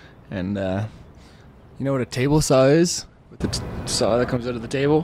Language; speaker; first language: English; native; English